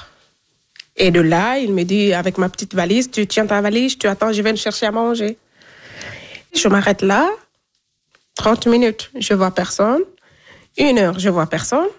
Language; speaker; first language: French; non-native, local second language; Fula